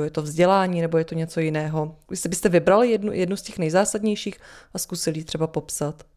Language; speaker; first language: Czech; native; Czech